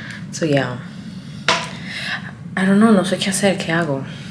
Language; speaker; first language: Spanish; early bilingual, heritage; Spanish